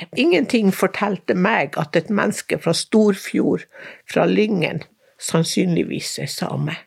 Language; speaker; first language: Norwegian; native; Norwegian